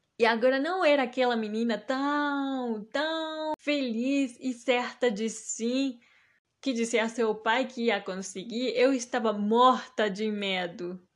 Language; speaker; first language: Portuguese; early bilingual, heritage; Portuguese